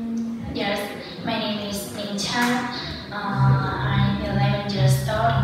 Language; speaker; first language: English; non-native, learner; Vietnamese